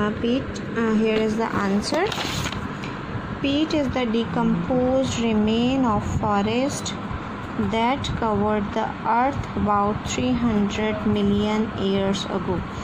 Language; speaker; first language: English; non-native, local second language; Urdu